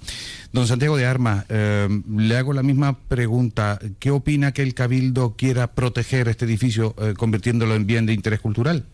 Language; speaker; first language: Spanish; native; Spanish